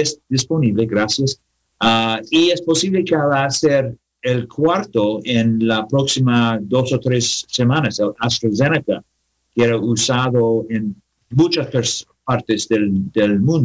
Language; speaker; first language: Spanish; non-native, learner; English